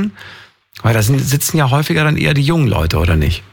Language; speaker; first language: German; native; German